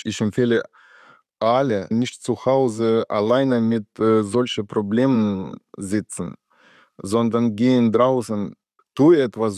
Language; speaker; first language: German; non-native, learner; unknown